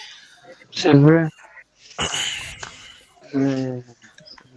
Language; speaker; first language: French; non-native, learner; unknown